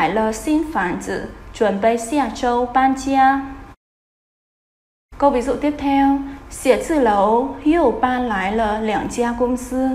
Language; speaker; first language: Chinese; non-native, fluent; Vietnamese